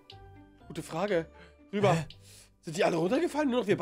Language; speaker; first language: German; native; German